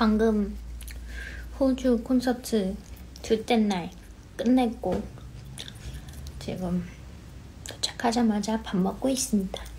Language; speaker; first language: Korean; non-native, fluent; Chinese